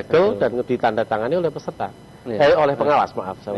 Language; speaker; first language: Indonesian; native; Indonesian